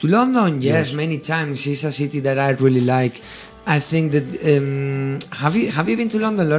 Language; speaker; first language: English; non-native, fluent; Spanish